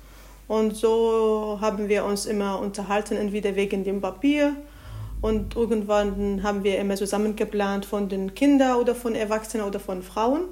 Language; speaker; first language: German; non-native, learner; Arabic